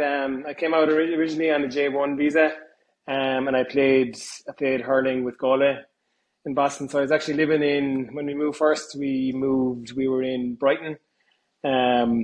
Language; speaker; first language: English; native; English